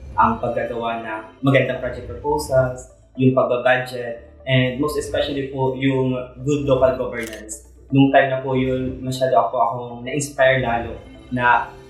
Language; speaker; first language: Filipino; non-native, local second language; Bikol